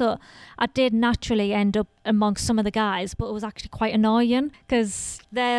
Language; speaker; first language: English; native; English